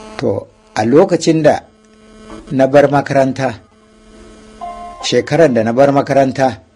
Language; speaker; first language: Hausa; non-native, local second language; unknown